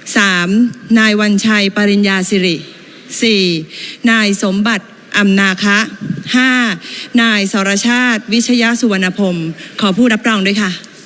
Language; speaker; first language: Thai; native; Thai